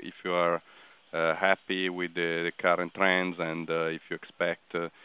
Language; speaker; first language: English; non-native, fluent; Italian